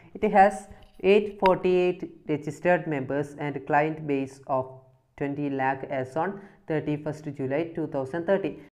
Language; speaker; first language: English; non-native, local second language; Malayalam